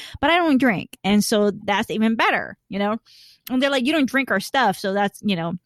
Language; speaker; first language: English; early bilingual, other home language; Khmer